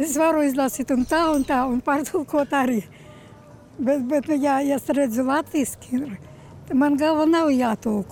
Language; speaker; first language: Latvian; non-native, local second language; Russian